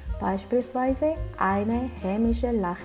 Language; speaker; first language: German; non-native, fluent; Korean